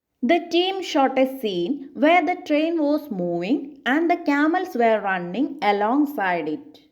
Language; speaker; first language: English; non-native, local second language; Malayalam